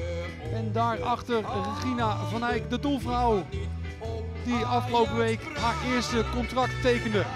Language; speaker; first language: Dutch; native; Dutch